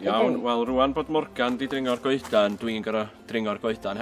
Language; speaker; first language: Welsh; native; Welsh